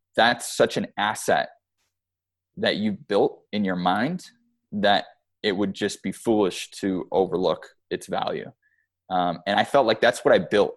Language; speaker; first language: English; native; English